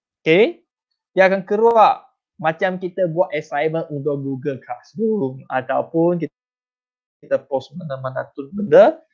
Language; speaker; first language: Malay; non-native, local second language; Chinese